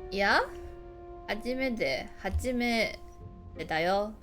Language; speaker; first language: Japanese; non-native, learner; Chinese